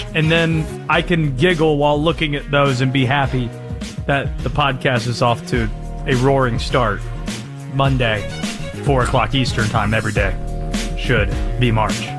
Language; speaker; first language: English; native; English